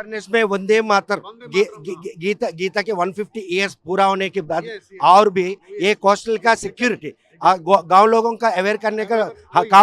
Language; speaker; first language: Hindi; non-native, local second language; Telugu